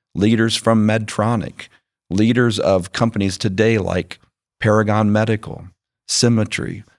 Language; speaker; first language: English; native; English